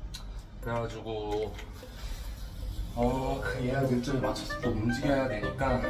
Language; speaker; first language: Korean; native; Korean